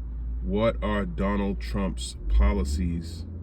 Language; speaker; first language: English; native; English